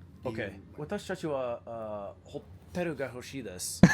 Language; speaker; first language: Japanese; non-native, learner; English